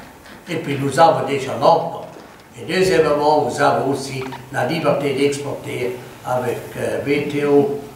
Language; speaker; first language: French; non-native, fluent; German